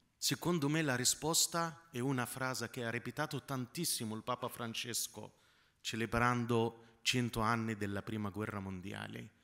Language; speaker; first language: Italian; non-native, fluent; Arabic